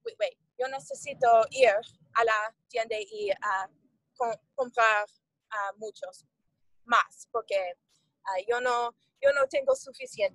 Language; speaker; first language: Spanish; non-native, learner; English